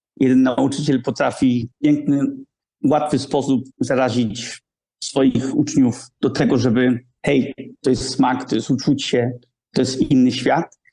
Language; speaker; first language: Polish; early bilingual, heritage; Polish